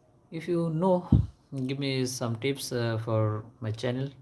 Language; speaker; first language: English; non-native, local second language; Bangla